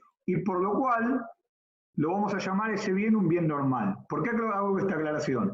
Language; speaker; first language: Spanish; native; Spanish